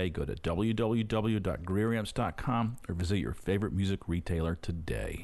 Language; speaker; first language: English; native; English